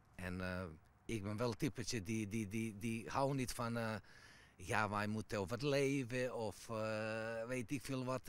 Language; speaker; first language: Dutch; non-native, fluent; Serbian